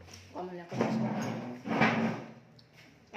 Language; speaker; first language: Filipino; native; Filipino